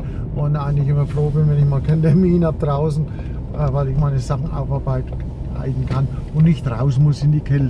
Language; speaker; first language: German; native; German